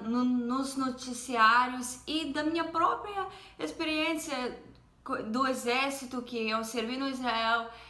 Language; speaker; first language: Portuguese; non-native, fluent; Hebrew